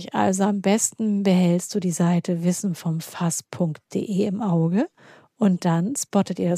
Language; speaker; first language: German; native; German